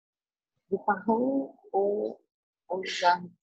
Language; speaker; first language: French; non-native, learner; Portuguese